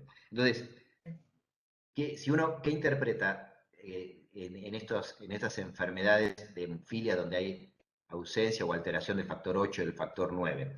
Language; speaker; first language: Spanish; native; Spanish